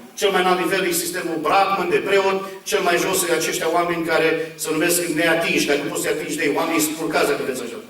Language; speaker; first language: Romanian; early bilingual, heritage; Romanian